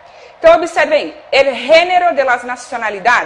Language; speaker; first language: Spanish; non-native, fluent; Portuguese